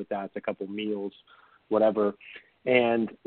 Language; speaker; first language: English; native; English